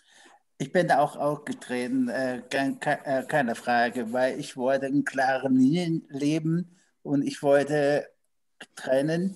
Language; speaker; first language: German; non-native, learner; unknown